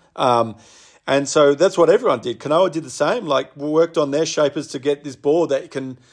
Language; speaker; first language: English; native; English